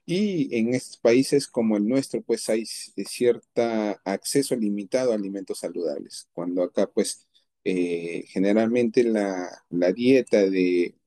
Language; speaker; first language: Spanish; native; Spanish